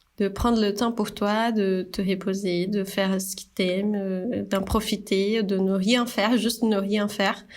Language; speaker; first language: French; non-native, fluent; Portuguese